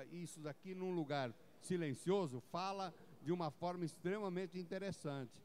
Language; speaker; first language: Portuguese; native; Portuguese